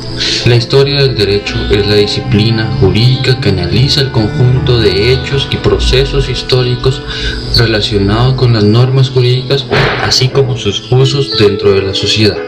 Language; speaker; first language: Spanish; native; Spanish